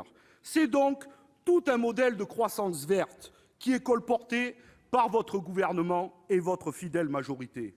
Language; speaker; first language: French; native; French